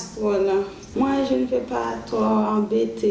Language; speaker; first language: French; non-native, learner; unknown